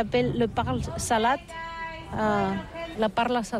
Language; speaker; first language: French; non-native, learner; Catalan